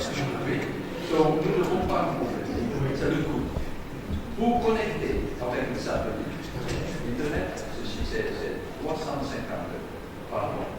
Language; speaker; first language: French; non-native, learner; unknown